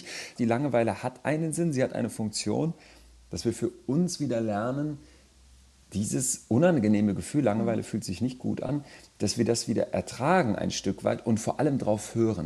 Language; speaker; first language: German; native; German